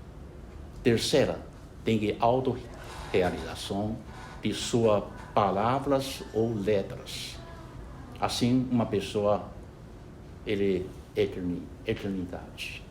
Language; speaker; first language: Portuguese; non-native, fluent; Chinese